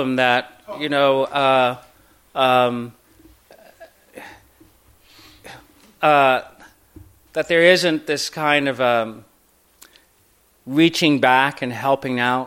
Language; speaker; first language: English; native; English